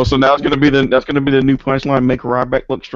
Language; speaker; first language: English; native; English